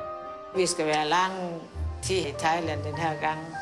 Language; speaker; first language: Danish; non-native, learner; Thai